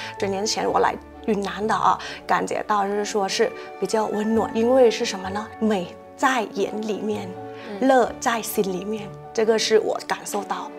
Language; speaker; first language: Chinese; non-native, fluent; Thai